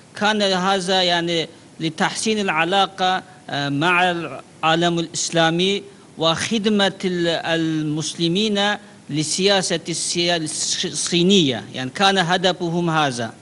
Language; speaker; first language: Arabic; non-native, learner; Uyghur